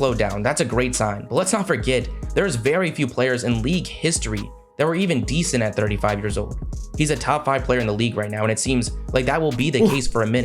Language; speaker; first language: English; native; English